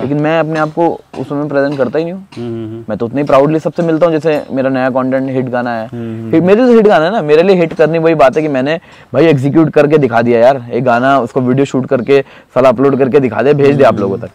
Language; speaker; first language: Hindi; non-native, local second language; Garhwali